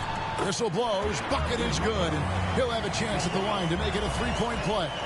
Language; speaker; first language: English; native; English